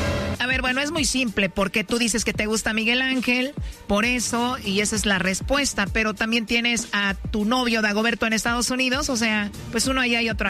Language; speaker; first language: Spanish; native; Spanish